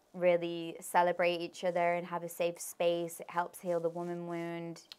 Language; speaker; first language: English; native; English